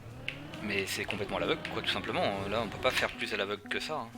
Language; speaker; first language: French; native; French